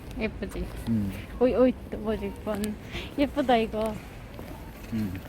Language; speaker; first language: Korean; non-native, learner; Turkish